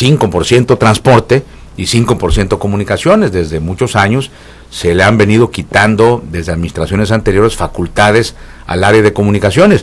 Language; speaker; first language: Spanish; native; Spanish